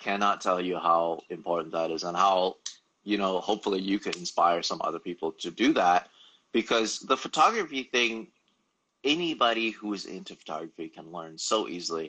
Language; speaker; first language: English; native; English